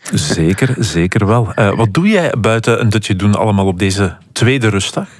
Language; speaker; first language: Dutch; native; Dutch